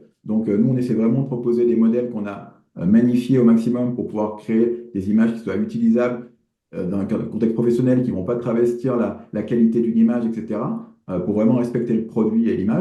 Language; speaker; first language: French; native; French